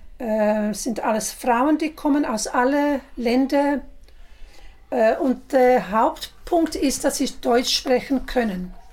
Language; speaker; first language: German; non-native, fluent; English